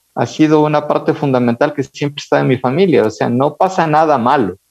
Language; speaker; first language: Spanish; native; Spanish